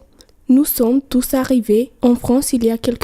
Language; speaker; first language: French; non-native, learner; Albanian